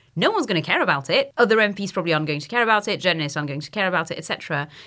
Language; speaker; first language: English; non-native, fluent; French